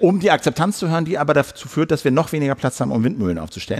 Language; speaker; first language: German; native; German